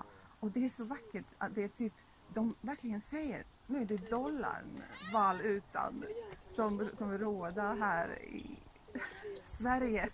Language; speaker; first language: Swedish; non-native, fluent; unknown